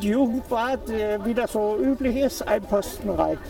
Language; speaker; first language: German; native; German